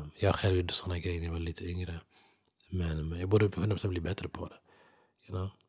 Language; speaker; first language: Swedish; early bilingual, other home language; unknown